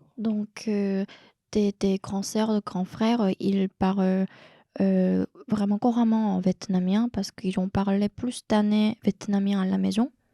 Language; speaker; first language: French; non-native, fluent; Korean